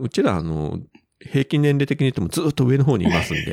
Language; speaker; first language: Japanese; native; Japanese